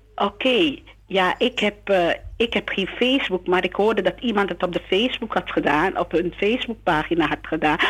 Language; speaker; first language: Dutch; non-native, local second language; Sranan Tongo